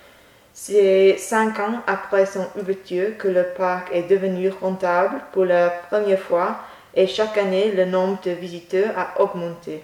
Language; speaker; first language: French; non-native, learner; English